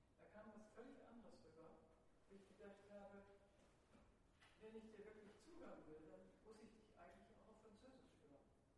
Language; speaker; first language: German; native; German